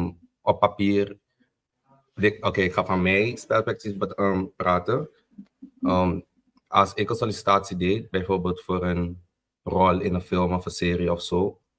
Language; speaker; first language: Dutch; native; Dutch